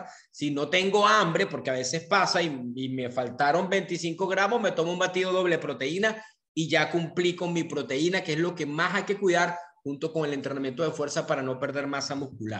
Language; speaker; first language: Spanish; native; Spanish